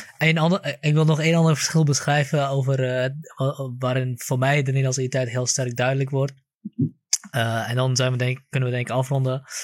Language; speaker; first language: Dutch; early bilingual, other home language; Kurdish